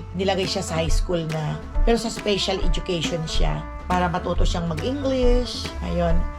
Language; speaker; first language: Filipino; non-native, local second language; Aklanon